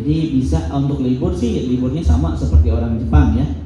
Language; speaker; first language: Indonesian; native; Indonesian